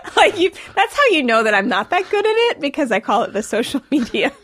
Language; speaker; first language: English; native; English